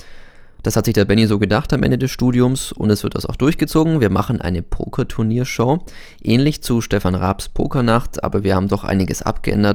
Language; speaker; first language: German; native; German